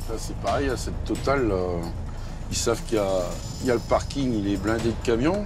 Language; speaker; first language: French; native; French